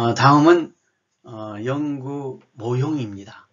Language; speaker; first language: Korean; native; Korean